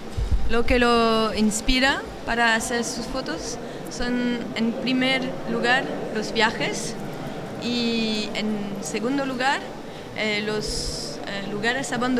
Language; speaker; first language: Spanish; non-native, learner; French